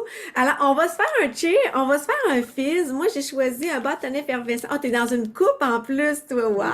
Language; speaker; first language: French; native; French